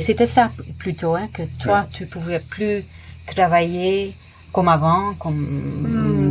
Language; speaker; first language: French; non-native, fluent; English